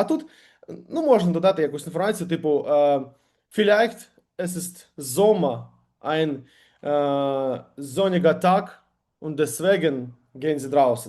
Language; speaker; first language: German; non-native, learner; Ukrainian